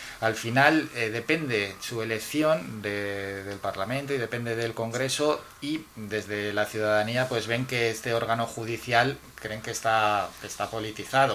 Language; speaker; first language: Spanish; native; Spanish